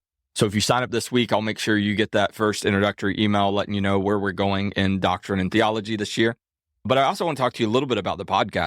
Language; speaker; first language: English; native; English